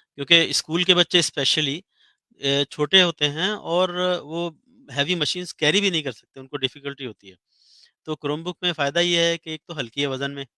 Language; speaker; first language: Urdu; native; Urdu